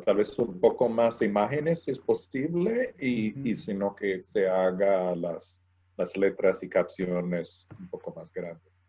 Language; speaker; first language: Spanish; non-native, fluent; English